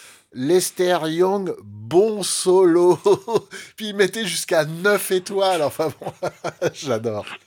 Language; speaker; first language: French; native; French